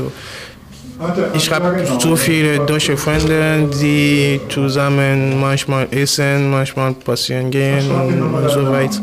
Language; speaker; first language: German; non-native, fluent; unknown